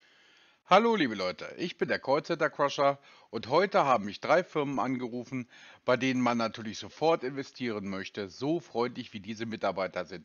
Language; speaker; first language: German; native; German